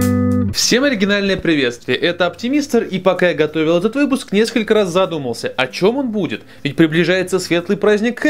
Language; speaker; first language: Russian; native; Russian